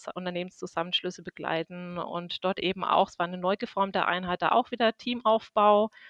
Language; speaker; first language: German; native; German